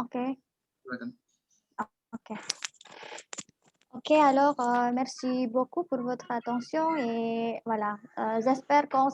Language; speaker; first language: French; non-native, fluent; Indonesian